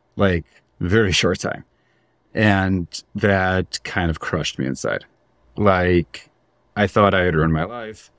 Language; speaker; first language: English; native; English